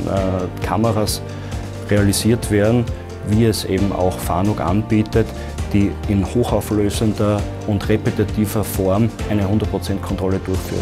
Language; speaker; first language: German; native; German